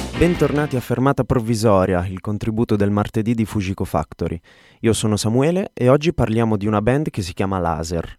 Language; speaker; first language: Italian; native; Italian